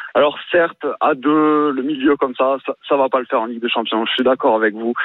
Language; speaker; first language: French; native; French